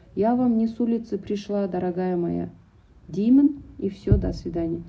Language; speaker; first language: Russian; non-native, local second language; Kazakh